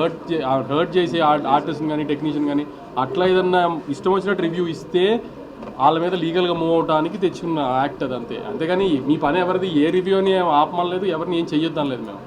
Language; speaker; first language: Telugu; native; Telugu